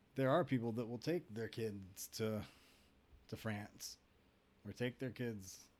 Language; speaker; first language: English; native; English